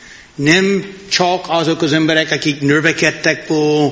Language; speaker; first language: Hungarian; non-native, fluent; English